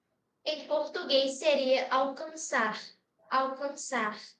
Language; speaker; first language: Portuguese; early bilingual, other home language; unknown